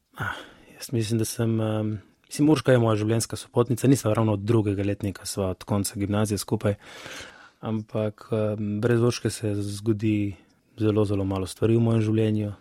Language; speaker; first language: Slovenian; native; Slovenian